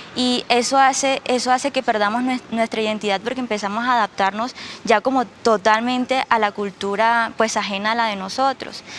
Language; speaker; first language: Spanish; native; Spanish